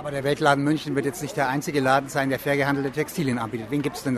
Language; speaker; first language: German; native; German